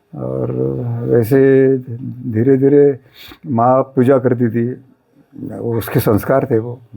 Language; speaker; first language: Hindi; non-native, local second language; Marathi